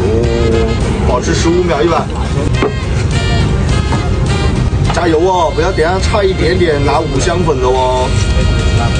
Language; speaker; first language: Chinese; native; Chinese